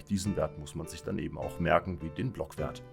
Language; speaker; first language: German; native; German